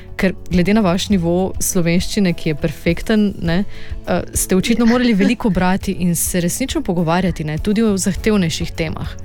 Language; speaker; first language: Slovenian; native; Slovenian